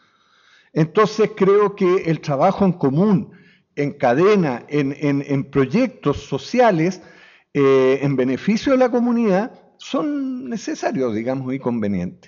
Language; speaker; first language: Spanish; native; Spanish